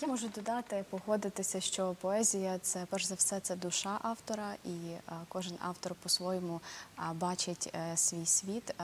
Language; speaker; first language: Ukrainian; native; Ukrainian